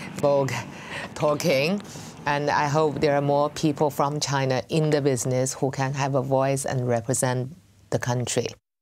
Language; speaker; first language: English; non-native, fluent; Chinese